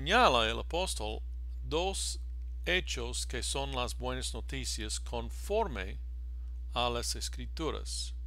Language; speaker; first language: Spanish; non-native, fluent; English